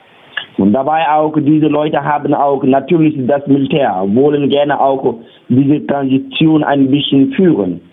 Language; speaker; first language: German; non-native, learner; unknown